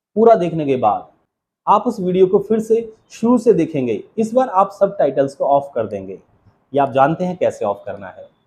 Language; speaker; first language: Hindi; native; Hindi